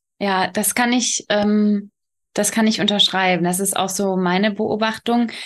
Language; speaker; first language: German; early bilingual, other home language; Polish